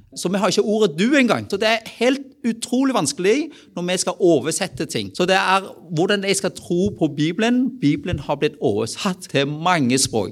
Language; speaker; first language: Norwegian; non-native, fluent; Vietnamese